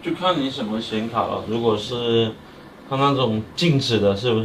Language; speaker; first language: Chinese; native; Chinese